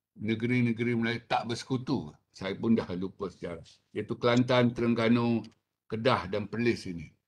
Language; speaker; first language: Malay; non-native, local second language; Chinese